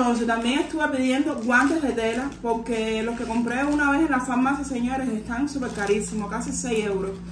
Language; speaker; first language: Spanish; native; Spanish